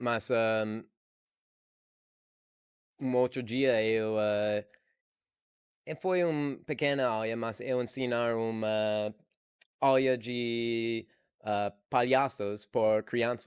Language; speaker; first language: Portuguese; non-native, learner; English